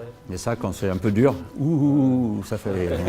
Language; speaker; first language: French; native; French